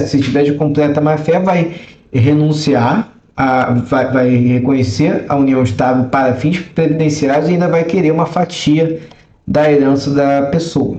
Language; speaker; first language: Portuguese; native; Portuguese